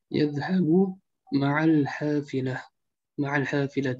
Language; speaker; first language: Arabic; non-native, learner; German